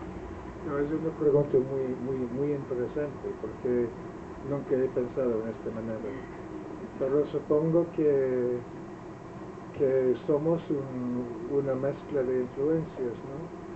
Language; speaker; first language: Spanish; non-native, fluent; Welsh